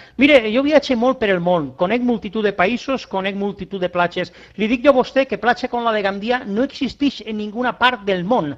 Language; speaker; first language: Catalan; non-native, local second language; Spanish